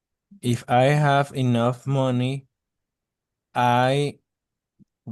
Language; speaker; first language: English; non-native, learner; Spanish